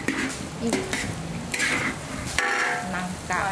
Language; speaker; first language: Indonesian; non-native, local second language; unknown